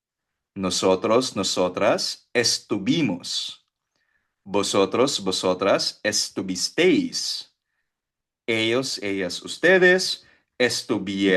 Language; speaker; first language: Spanish; non-native, fluent; Filipino